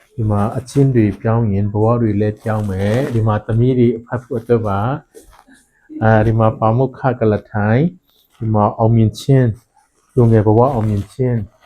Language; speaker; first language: Burmese; non-native, local second language; Tedim Chin